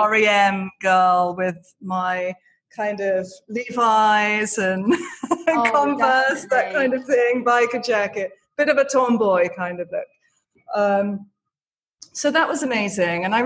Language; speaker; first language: English; native; English